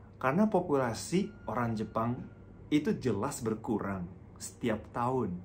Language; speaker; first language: Indonesian; non-native, fluent; Japanese